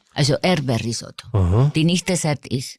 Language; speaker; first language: German; non-native, fluent; Spanish